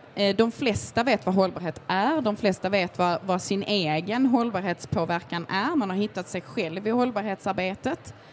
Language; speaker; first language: Swedish; native; Swedish